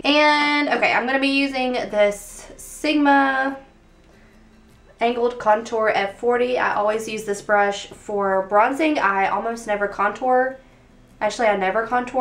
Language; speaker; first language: English; native; English